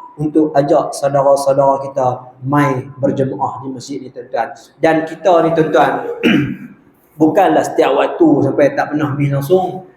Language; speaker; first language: Malay; native; Malay